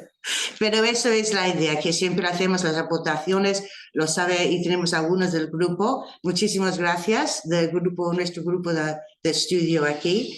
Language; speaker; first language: Spanish; non-native, fluent; English